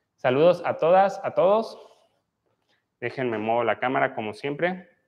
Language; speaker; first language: Spanish; native; Spanish